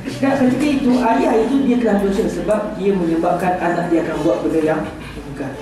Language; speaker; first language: Malay; native; Malay